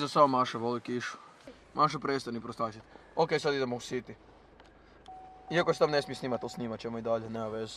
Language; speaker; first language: Croatian; native; Croatian